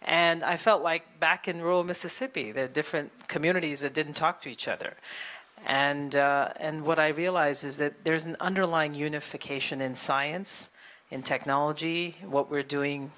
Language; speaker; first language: English; native; English